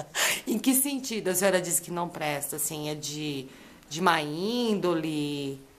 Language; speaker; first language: Portuguese; native; Portuguese